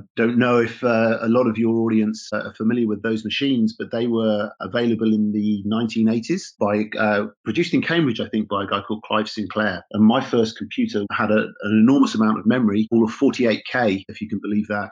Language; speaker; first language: English; native; English